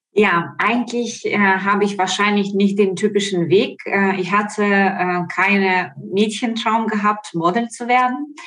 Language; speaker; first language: German; non-native, fluent; Ukrainian